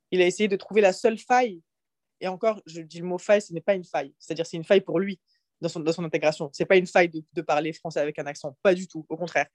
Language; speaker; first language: French; early bilingual, other home language; Arabic